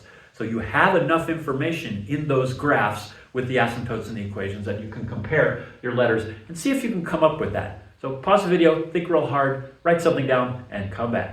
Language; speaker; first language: English; native; English